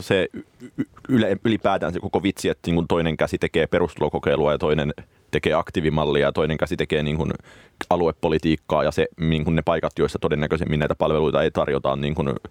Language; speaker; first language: Finnish; native; Finnish